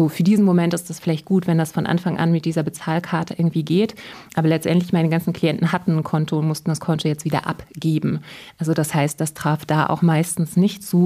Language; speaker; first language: German; native; German